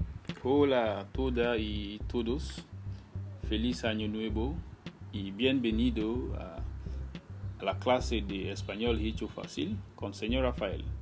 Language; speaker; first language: Spanish; non-native, fluent; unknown